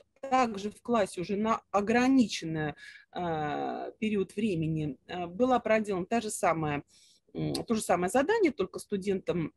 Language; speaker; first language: Russian; native; Russian